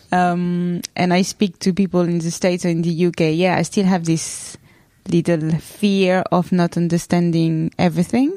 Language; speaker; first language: English; non-native, fluent; French